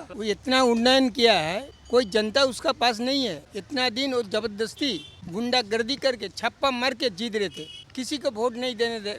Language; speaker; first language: Hindi; non-native, local second language; Bangla